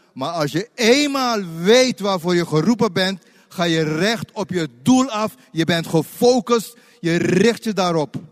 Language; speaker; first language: Dutch; native; Dutch